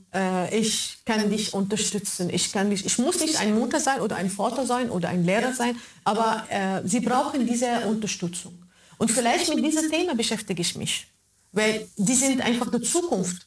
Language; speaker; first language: German; non-native, fluent; Arabic